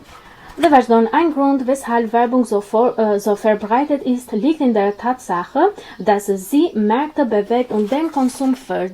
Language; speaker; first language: German; non-native, fluent; Albanian